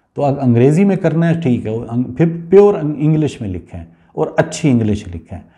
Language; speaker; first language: Urdu; non-native, local second language; Punjabi